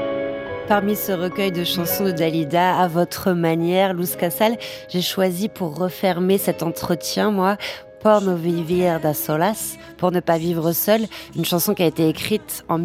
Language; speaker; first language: French; native; French